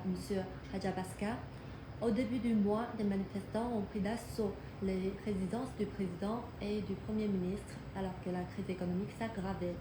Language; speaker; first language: French; non-native, fluent; Chinese